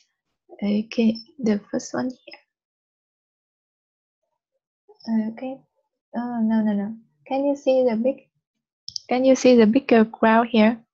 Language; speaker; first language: English; non-native, learner; Vietnamese